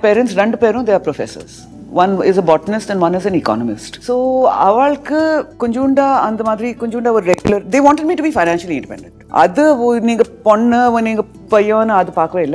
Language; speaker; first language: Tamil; early bilingual, heritage; Tamil